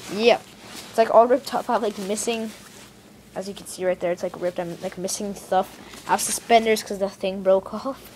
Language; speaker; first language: English; native; English